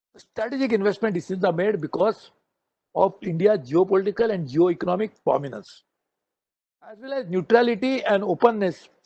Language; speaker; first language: English; non-native, local second language; Marathi